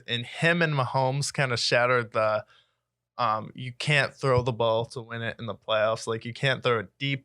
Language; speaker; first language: English; native; English